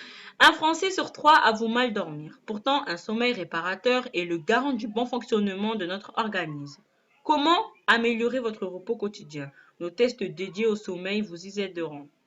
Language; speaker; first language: French; native; French